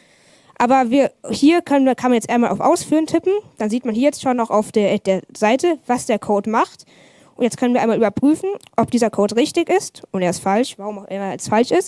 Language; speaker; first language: German; native; German